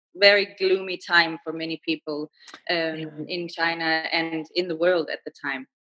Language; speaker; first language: English; non-native, fluent; Danish